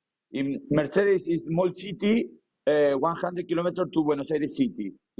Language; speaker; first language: English; non-native, learner; Spanish